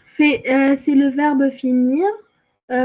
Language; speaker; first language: French; non-native, learner; Arabic